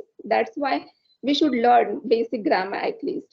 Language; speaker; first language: English; non-native, learner; Hindi